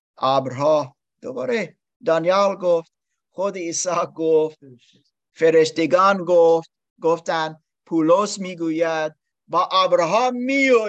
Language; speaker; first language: Persian; non-native, learner; English